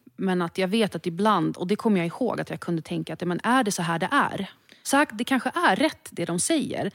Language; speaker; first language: Swedish; native; Swedish